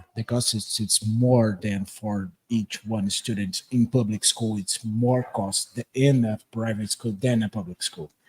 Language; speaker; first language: English; non-native, learner; Portuguese